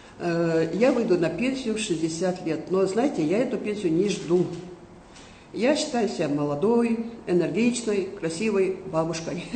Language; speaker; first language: Russian; non-native, local second language; Kazakh